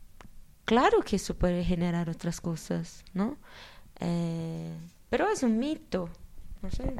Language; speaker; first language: Spanish; non-native, fluent; Portuguese